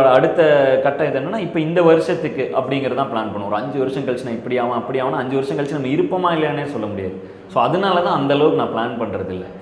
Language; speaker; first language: Tamil; native; Tamil